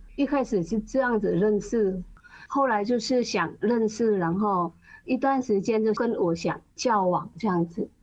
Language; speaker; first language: Chinese; non-native, fluent; Vietnamese